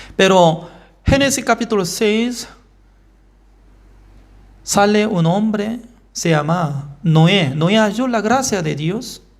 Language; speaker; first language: Spanish; non-native, fluent; Korean